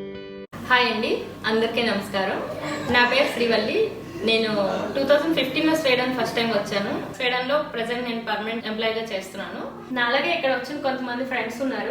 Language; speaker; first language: Telugu; native; Telugu